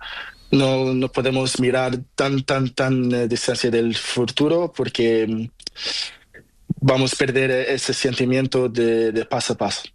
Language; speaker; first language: Spanish; non-native, learner; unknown